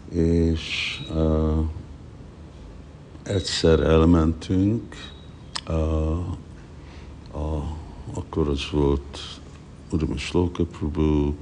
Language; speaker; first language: Hungarian; early bilingual, heritage; Hungarian